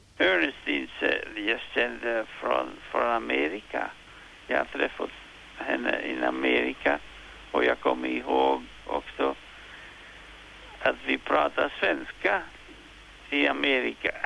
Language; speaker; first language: Swedish; non-native, fluent; French